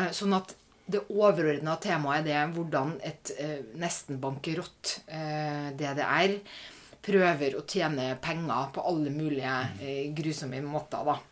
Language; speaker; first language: Norwegian; native; Norwegian